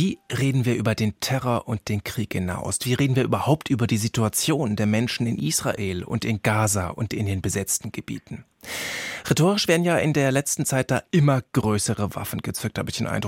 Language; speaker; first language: German; native; German